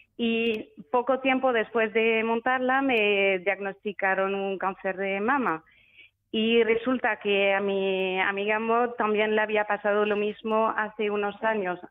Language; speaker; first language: Spanish; non-native, fluent; French